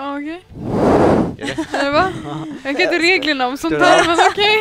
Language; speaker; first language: Swedish; native; Swedish